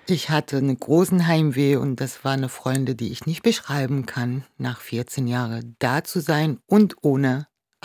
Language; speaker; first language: German; non-native, fluent; Arabic